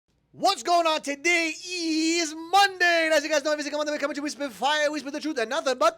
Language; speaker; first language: English; native; English